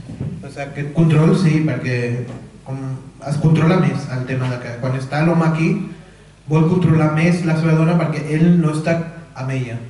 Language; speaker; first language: Catalan; early bilingual, other home language; Urdu